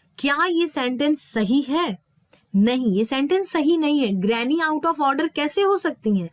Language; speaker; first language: Hindi; native; Hindi